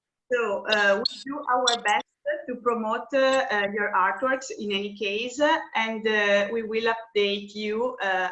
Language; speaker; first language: English; non-native, fluent; Italian